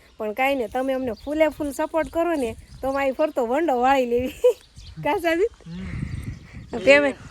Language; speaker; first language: Gujarati; native; Gujarati